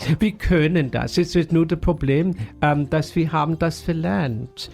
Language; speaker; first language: German; non-native, fluent; English